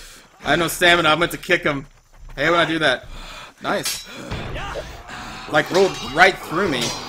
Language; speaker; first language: English; native; English